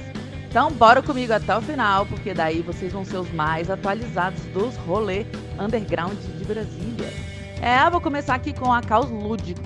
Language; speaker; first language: Portuguese; native; Portuguese